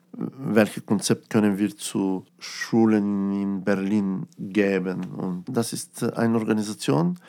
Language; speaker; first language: German; non-native, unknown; Bulgarian